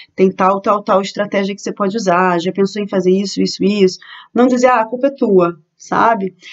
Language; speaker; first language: Portuguese; native; Portuguese